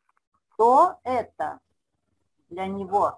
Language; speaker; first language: Russian; non-native, fluent; Spanish